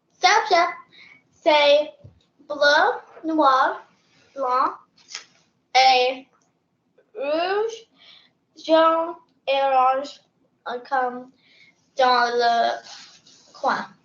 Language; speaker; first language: French; non-native, learner; English